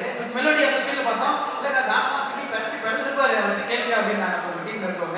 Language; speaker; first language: Tamil; native; Tamil